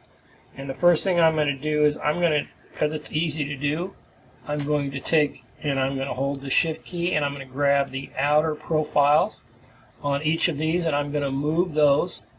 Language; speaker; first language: English; native; English